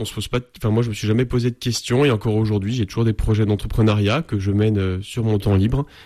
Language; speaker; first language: French; native; French